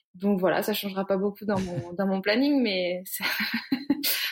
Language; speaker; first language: French; native; French